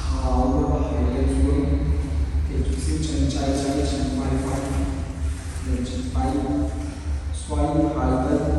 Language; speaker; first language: Vietnamese; non-native, learner; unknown